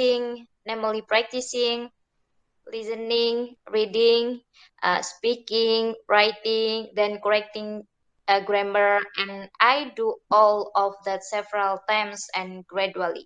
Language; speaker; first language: English; non-native, learner; Indonesian